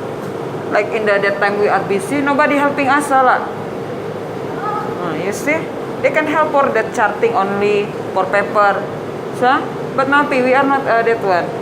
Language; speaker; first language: English; non-native, learner; Indonesian